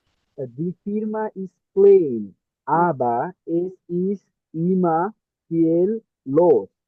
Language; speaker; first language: German; non-native, learner; Bangla